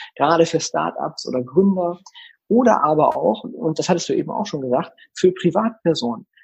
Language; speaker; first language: German; native; German